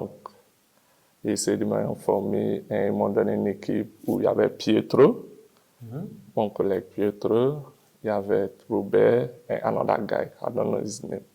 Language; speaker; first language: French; non-native, learner; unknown